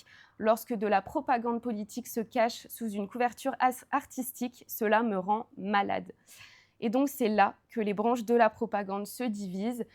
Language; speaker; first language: French; native; French